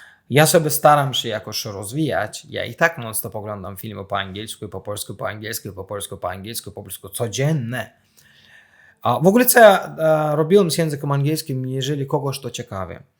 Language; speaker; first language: Polish; non-native, fluent; Azerbaijani